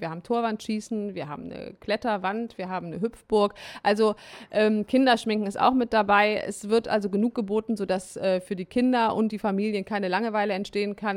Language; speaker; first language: German; native; German